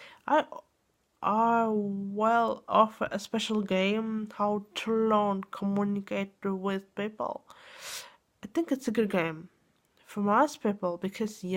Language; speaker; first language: English; non-native, learner; Russian